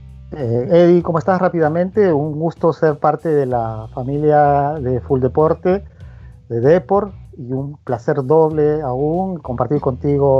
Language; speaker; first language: Spanish; native; Spanish